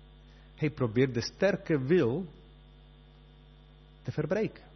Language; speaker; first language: Dutch; non-native, fluent; English